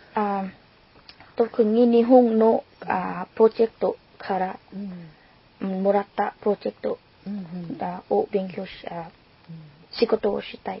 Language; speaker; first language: Japanese; non-native, learner; Lao